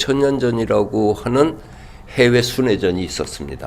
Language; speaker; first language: Korean; native; Korean